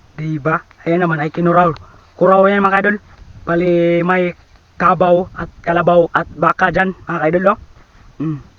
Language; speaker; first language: Filipino; non-native, local second language; Cebuano